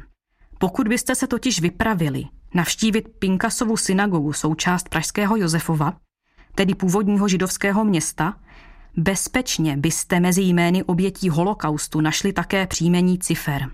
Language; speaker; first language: Czech; native; Czech